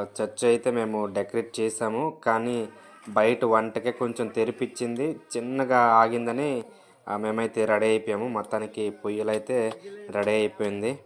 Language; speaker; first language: Telugu; native; Telugu